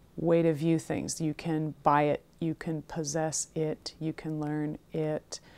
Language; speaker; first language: English; native; English